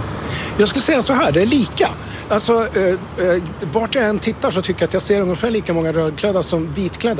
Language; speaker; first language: Swedish; native; Swedish